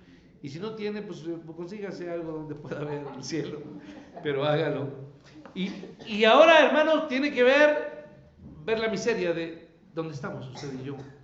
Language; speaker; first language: Spanish; native; Spanish